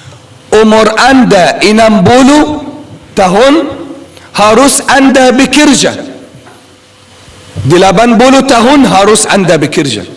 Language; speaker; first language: Indonesian; non-native, learner; Arabic